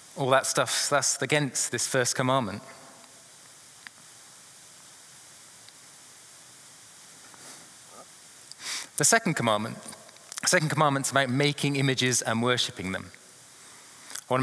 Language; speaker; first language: English; native; English